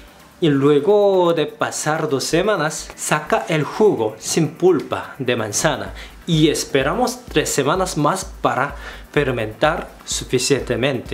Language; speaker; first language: Spanish; non-native, fluent; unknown